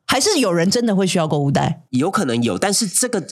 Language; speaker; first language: Chinese; native; Chinese